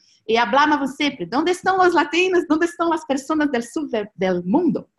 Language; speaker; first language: Spanish; non-native, learner; Portuguese